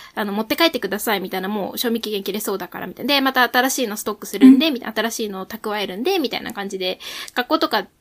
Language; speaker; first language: Japanese; native; Japanese